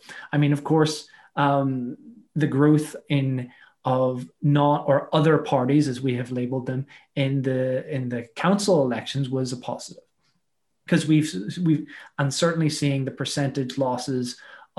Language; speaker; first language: English; native; English